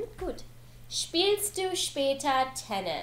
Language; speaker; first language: German; non-native, learner; English